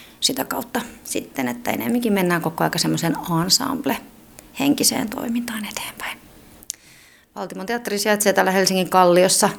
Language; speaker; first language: Finnish; native; Finnish